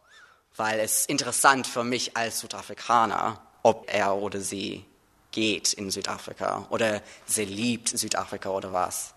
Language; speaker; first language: German; non-native, learner; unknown